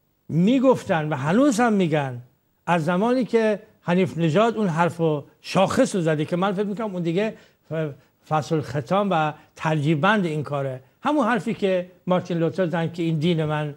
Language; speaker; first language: Persian; native; Persian